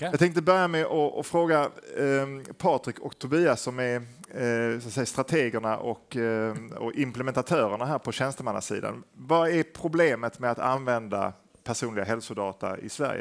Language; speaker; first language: Swedish; native; Swedish